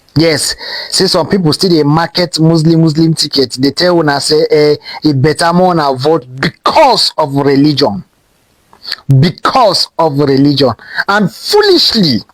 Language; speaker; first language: Nigerian Pidgin; non-native, local second language; Hausa